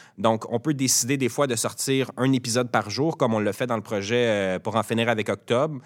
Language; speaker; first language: French; native; French